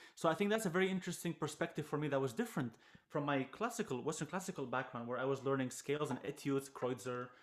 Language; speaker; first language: English; non-native, fluent; Arabic